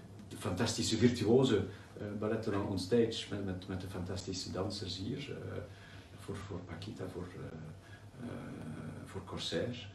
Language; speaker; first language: Dutch; native; Dutch